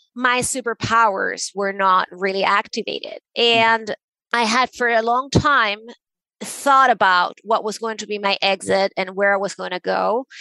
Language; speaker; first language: English; non-native, fluent; Spanish